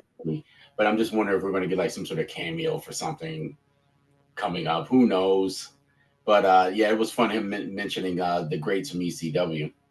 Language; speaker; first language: English; native; English